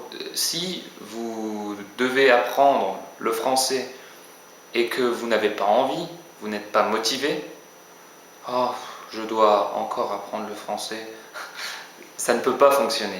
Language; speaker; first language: French; native; French